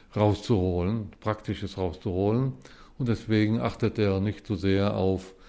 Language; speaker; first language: German; early bilingual, heritage; Hebrew